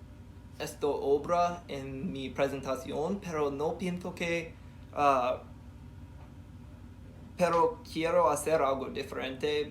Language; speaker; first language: Spanish; non-native, learner; English